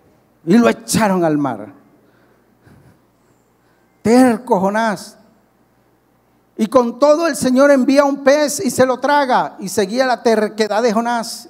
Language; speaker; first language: Spanish; native; Spanish